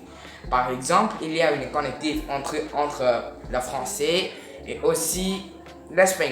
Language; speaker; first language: French; non-native, learner; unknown